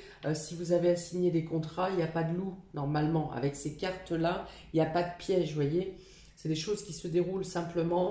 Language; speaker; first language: French; native; French